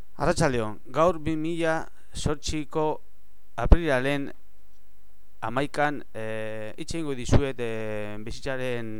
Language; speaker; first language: Basque; non-native, learner; Spanish